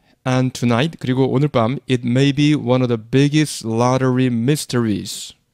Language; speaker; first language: English; non-native, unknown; Korean